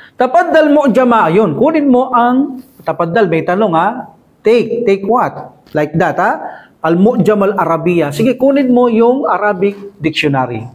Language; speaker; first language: Filipino; native; Filipino